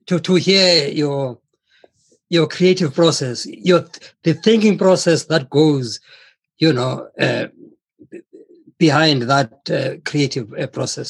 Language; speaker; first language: English; non-native, local second language; Xhosa